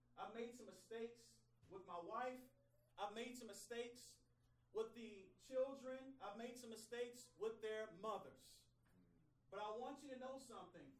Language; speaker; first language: English; native; English